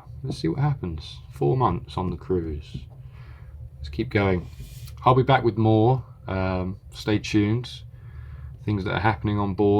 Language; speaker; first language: English; native; English